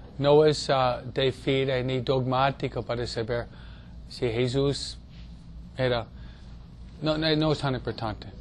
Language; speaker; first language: Spanish; non-native, fluent; English